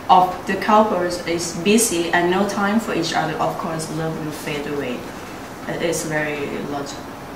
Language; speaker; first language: English; non-native, fluent; Thai